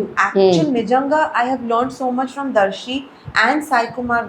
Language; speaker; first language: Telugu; non-native, local second language; Urdu